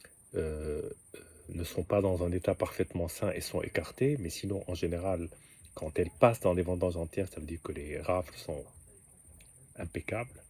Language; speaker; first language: French; native; French